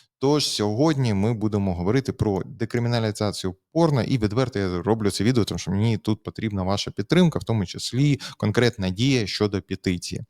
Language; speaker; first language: Ukrainian; native; Ukrainian